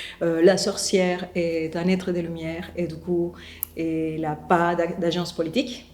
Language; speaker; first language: French; non-native, fluent; Spanish